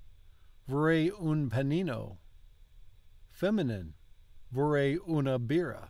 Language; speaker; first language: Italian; non-native, learner; English